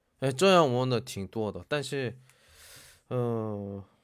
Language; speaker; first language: Chinese; non-native, learner; Korean